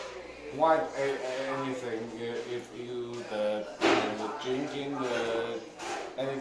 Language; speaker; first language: English; non-native, learner; Chinese